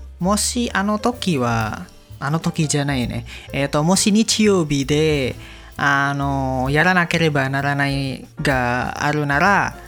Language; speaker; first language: Japanese; non-native, learner; Indonesian